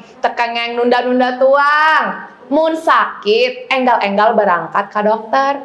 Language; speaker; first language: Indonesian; native; Indonesian